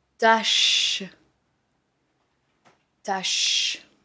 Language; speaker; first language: French; native; French